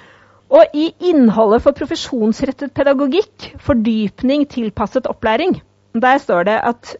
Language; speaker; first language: Norwegian; native; Norwegian